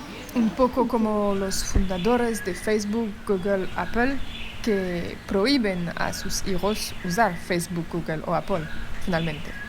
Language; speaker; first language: Spanish; non-native, fluent; French